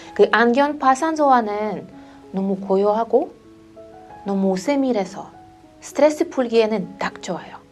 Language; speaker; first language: Korean; non-native, fluent; Russian